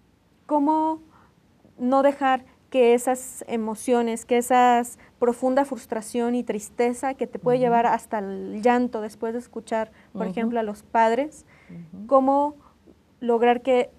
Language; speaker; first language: Spanish; native; Spanish